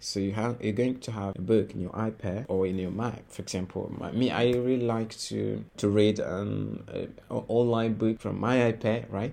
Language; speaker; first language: English; non-native, fluent; Portuguese